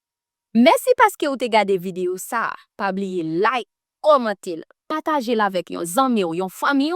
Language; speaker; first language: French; non-native, learner; Haitian Creole